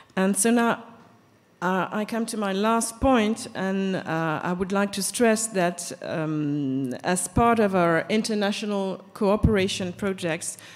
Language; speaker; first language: English; non-native, fluent; French